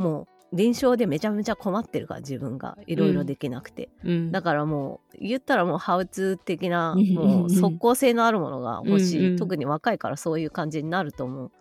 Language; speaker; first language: Japanese; native; Japanese